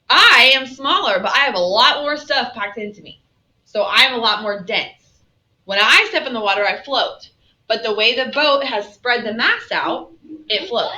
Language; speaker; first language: English; native; English